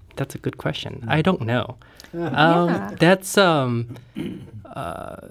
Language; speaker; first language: English; non-native, fluent; Thai